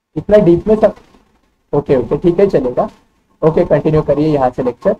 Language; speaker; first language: Hindi; non-native, local second language; Marathi